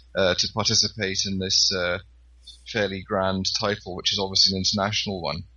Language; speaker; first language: English; native; English